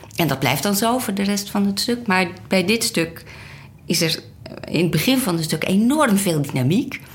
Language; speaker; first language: Dutch; native; Dutch